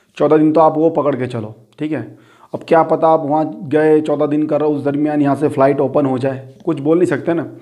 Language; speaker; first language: Hindi; native; Hindi